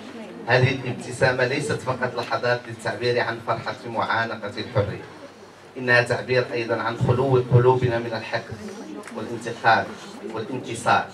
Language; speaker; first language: Arabic; native; Arabic